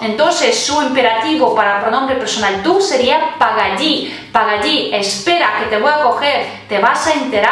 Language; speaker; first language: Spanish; non-native, fluent; Russian